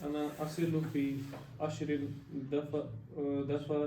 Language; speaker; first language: Arabic; non-native, learner; Urdu